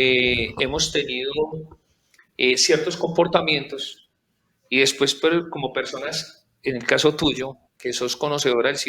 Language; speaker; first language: Spanish; native; Spanish